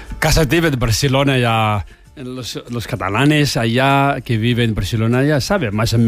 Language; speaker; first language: Spanish; non-native, learner; Tibetan